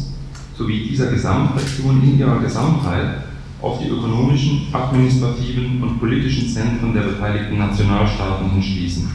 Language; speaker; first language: German; native; German